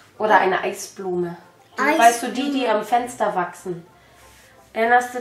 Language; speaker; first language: German; native; German